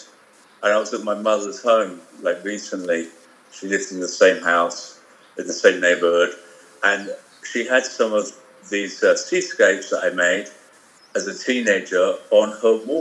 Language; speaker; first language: English; native; English